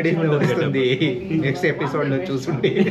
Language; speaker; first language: Telugu; non-native, learner; Tamil